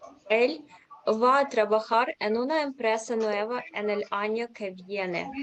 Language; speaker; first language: Spanish; non-native, learner; English